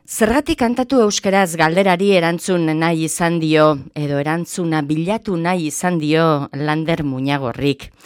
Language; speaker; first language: Basque; native; Basque